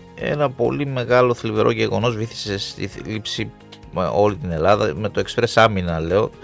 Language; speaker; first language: Greek; native; Greek